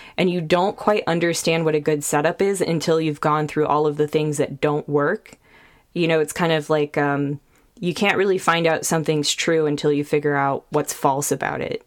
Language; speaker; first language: English; native; English